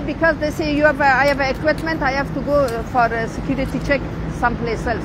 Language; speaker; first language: English; non-native, learner; Persian